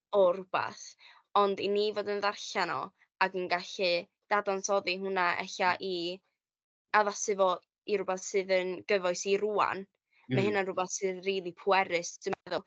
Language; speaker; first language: Welsh; native; Welsh